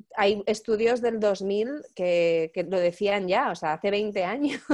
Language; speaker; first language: Spanish; native; Spanish